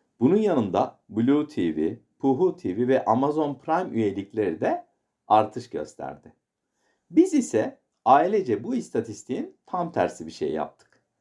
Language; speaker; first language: Turkish; native; Turkish